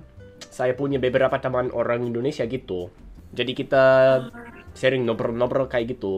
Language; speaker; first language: Indonesian; non-native, fluent; English